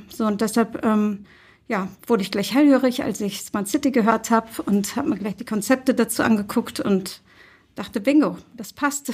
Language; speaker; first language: German; early bilingual, other home language; Turkish